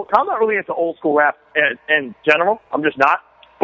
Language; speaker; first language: English; native; English